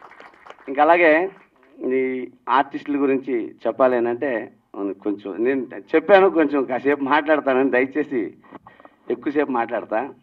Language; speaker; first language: Telugu; native; Telugu